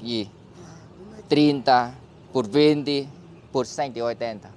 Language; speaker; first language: Portuguese; non-native, learner; Vietnamese